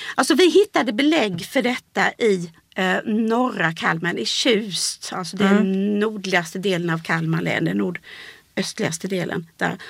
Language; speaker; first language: Swedish; native; Swedish